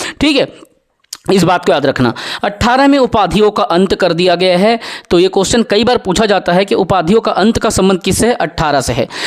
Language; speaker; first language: Hindi; native; Hindi